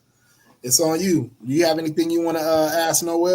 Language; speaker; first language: English; native; English